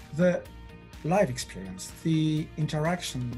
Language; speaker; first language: English; non-native, fluent; French